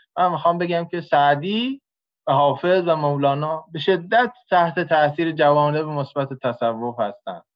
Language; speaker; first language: Persian; native; Persian